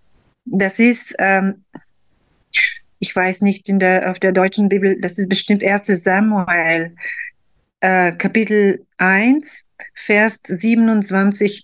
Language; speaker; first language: German; non-native, fluent; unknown